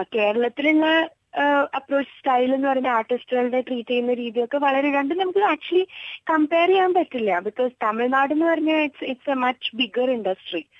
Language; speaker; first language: Malayalam; early bilingual, heritage; Malayalam